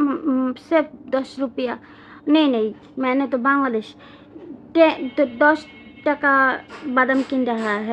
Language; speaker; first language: Hindi; non-native, learner; Bangla